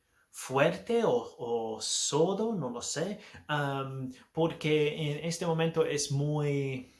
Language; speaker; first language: Spanish; non-native, learner; English